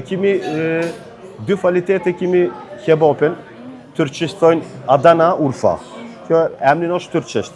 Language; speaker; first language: Albanian; early bilingual, heritage; Albanian